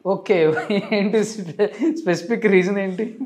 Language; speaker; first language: Telugu; native; Telugu